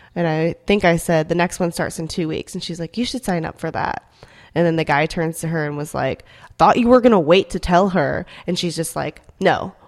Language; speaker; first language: English; early bilingual, other home language; Korean